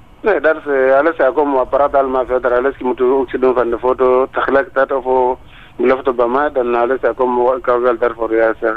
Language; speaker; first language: Dutch; non-native, learner; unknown